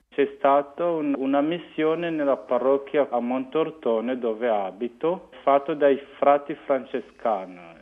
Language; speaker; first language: Italian; non-native, fluent; Kinyarwanda